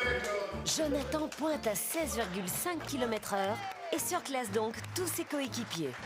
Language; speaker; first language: French; native; French